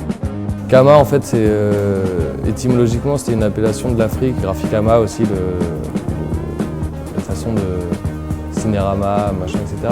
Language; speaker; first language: French; native; French